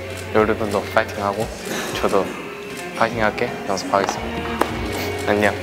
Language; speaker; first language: Korean; non-native, learner; Chinese